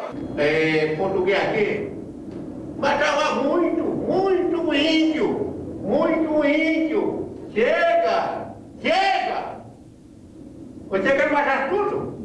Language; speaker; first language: Portuguese; non-native, local second language; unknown